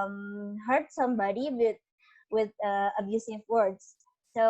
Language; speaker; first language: English; non-native, learner; Indonesian